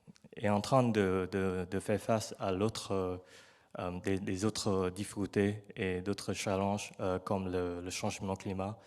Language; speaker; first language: French; non-native, learner; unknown